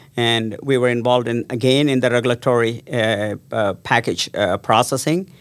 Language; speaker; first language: English; non-native, local second language; Tamil